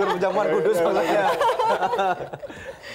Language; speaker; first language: Indonesian; native; Indonesian